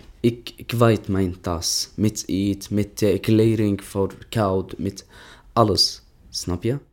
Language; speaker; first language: Dutch; non-native, learner; Arabic